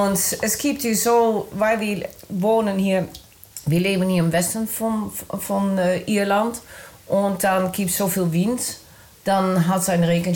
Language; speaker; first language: German; non-native, learner; Dutch